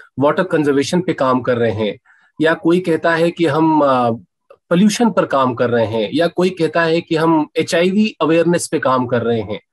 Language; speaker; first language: Hindi; native; Hindi